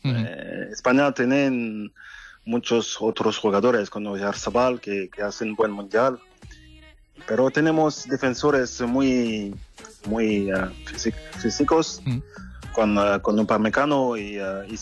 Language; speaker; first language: Spanish; non-native, fluent; French